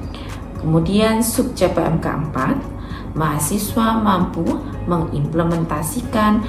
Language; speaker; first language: Indonesian; native; Indonesian